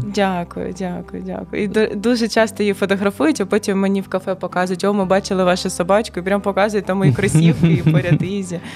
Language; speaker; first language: Ukrainian; non-native, local second language; Russian